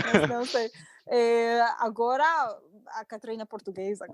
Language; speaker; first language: Portuguese; non-native, fluent; English